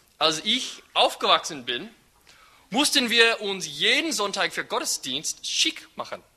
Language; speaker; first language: German; non-native, fluent; English